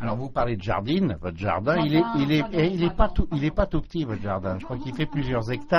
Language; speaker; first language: French; native; French